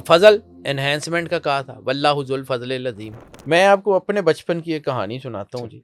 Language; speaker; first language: Urdu; non-native, local second language; Punjabi